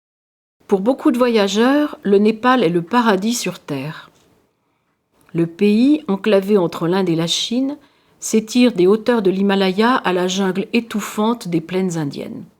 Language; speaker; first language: French; native; French